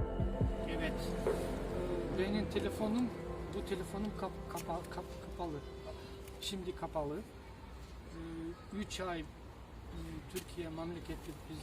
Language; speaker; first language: Turkish; non-native, learner; Kyrgyz